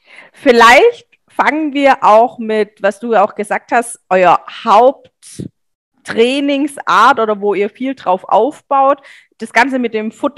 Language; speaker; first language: German; native; German